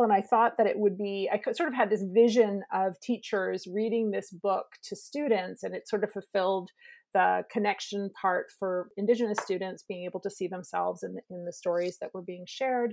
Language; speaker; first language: English; native; English